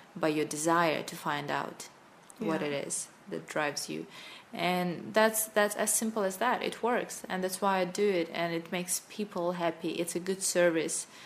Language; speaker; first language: English; non-native, fluent; Russian